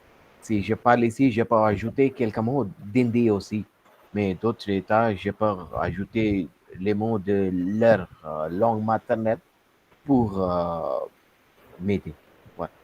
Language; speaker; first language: French; non-native, learner; Hindi